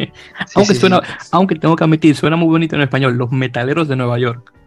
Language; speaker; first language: Spanish; native; Spanish